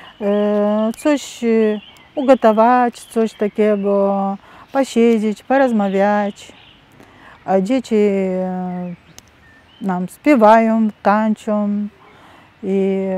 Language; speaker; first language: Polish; non-native, learner; Russian